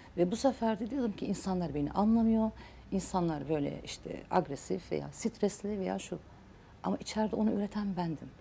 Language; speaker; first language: Turkish; native; Turkish